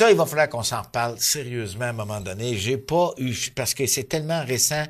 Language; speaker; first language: French; native; French